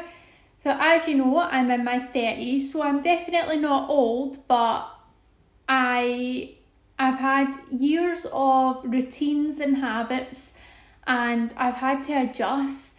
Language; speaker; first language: English; native; English